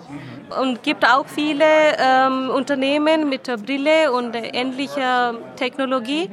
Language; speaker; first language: German; non-native, learner; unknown